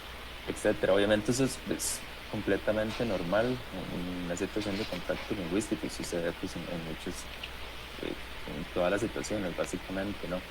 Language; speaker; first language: Spanish; native; Spanish